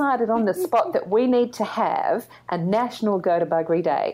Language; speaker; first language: English; native; English